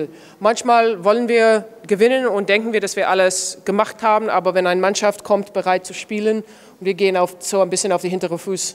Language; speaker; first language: German; non-native, fluent; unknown